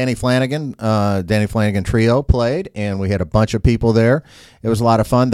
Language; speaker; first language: English; native; English